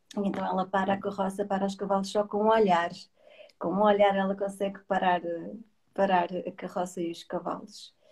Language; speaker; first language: Portuguese; native; Portuguese